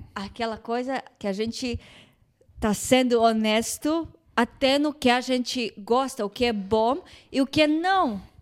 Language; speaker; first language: Portuguese; non-native, fluent; Hebrew